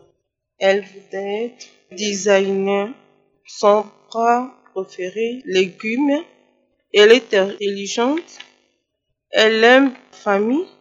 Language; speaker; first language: French; non-native, learner; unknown